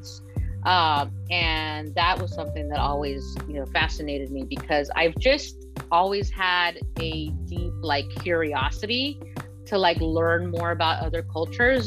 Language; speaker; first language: English; early bilingual, other home language; Spanish